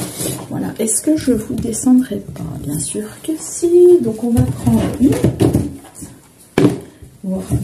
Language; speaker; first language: French; native; French